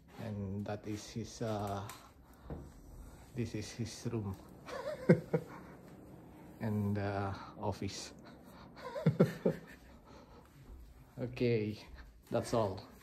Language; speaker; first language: English; non-native, local second language; Filipino